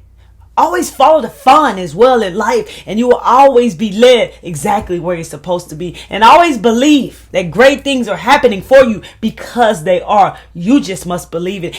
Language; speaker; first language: English; native; English